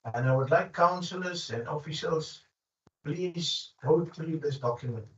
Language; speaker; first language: English; non-native, local second language; Afrikaans